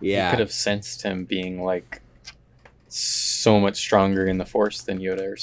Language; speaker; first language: English; native; English